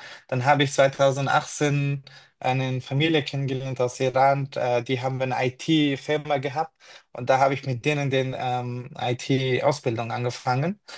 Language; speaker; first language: German; non-native, fluent; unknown